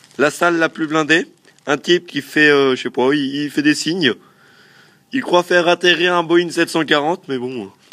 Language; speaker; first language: French; native; French